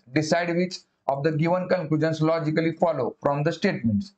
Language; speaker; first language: English; non-native, local second language; Marathi